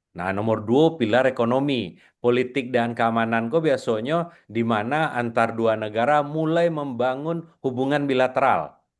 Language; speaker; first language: Indonesian; non-native, local second language; Minangkabau